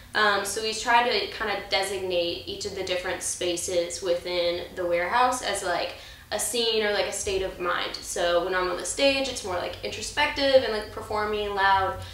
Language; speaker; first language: English; native; English